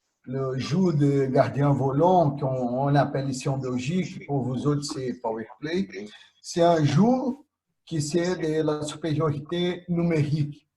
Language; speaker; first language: French; non-native, fluent; Portuguese